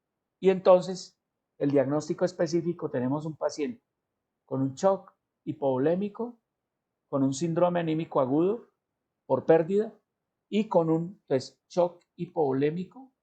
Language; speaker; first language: Spanish; native; Spanish